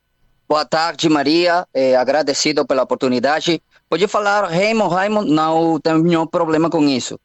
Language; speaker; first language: Portuguese; non-native, fluent; Spanish